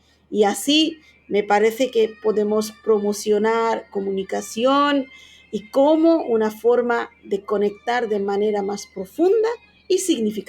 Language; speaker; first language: Spanish; non-native, fluent; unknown